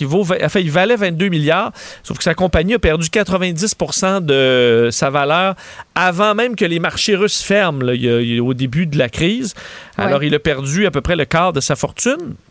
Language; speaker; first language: French; native; French